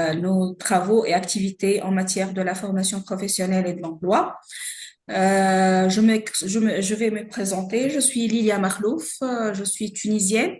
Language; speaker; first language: French; non-native, local second language; Arabic